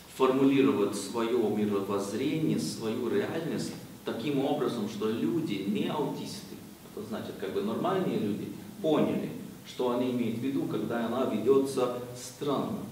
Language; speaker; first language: Russian; non-native, fluent; Swedish